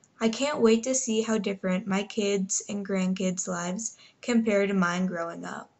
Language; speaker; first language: English; native; English